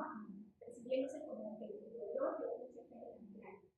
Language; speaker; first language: Spanish; native; Spanish